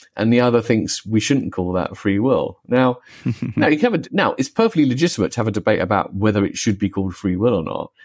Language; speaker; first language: English; native; English